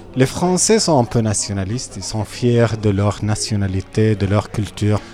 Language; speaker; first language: French; non-native, fluent; Arabic